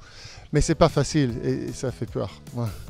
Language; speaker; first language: French; non-native, fluent; English